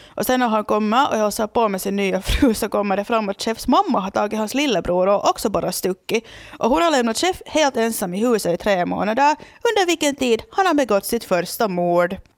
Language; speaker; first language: Swedish; native; Swedish